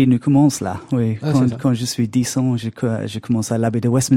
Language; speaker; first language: French; non-native, learner; English